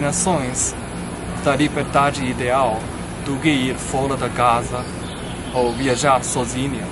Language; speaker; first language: Portuguese; non-native, learner; Chinese